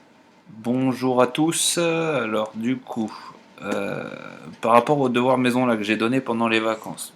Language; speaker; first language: French; native; French